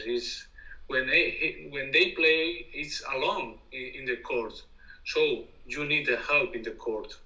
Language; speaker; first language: English; non-native, learner; Spanish